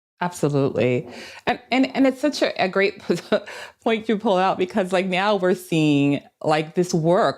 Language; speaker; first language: English; native; English